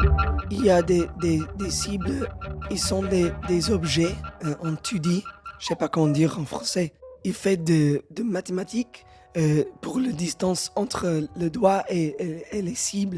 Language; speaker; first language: French; non-native, learner; English